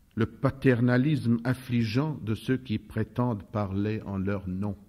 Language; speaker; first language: French; non-native, fluent; Russian